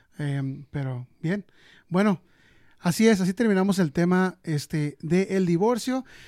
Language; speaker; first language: Spanish; early bilingual, heritage; Spanish